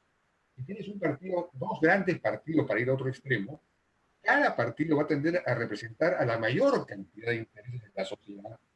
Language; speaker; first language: Spanish; native; Spanish